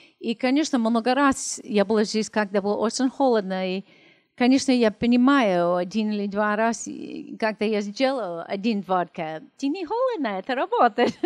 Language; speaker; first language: Russian; non-native, learner; English